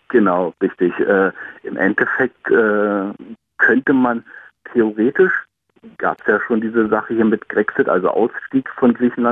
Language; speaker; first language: German; native; German